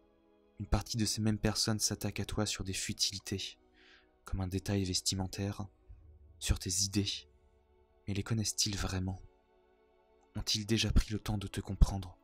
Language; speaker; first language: French; native; French